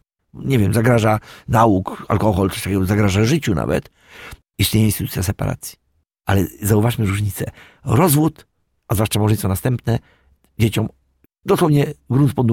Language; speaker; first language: Polish; native; Polish